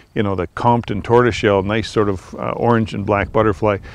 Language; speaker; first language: English; native; English